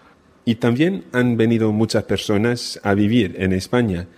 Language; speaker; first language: Spanish; non-native, fluent; English